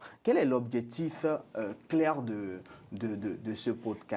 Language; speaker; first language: French; native; French